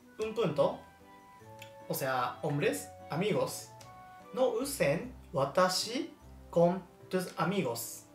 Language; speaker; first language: Spanish; non-native, learner; Japanese